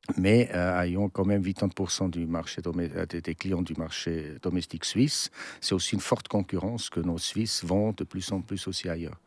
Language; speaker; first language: French; non-native, local second language; German